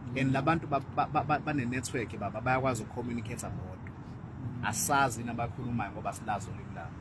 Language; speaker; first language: Zulu; native; Zulu